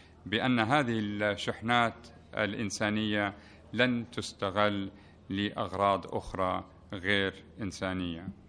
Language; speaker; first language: Arabic; native; Arabic